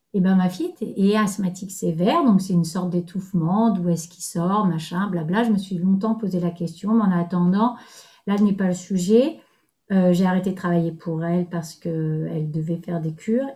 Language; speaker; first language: French; native; French